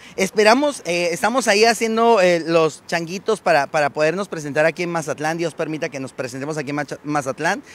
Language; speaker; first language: Spanish; native; Spanish